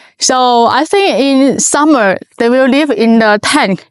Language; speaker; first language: English; non-native, learner; Chinese